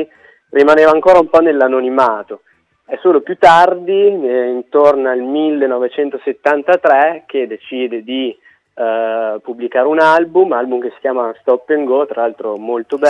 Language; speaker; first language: Italian; native; Italian